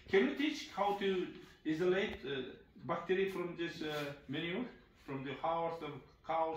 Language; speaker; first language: English; non-native, learner; Kazakh